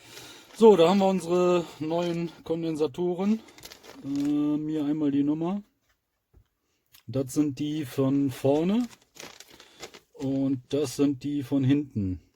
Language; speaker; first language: German; native; German